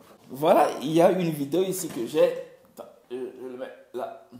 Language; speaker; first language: French; non-native, local second language; Ewe